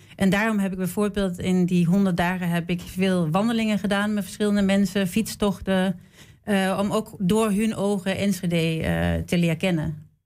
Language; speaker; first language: Dutch; non-native, fluent; Danish